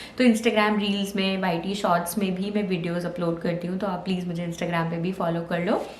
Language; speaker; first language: Hindi; native; Hindi